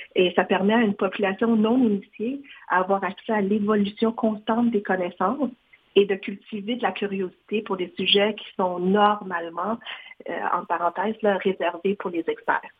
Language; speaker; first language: French; non-native, fluent; Vietnamese